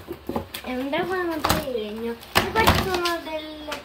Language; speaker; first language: Italian; native; Italian